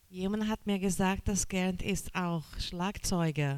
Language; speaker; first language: German; non-native, learner; Portuguese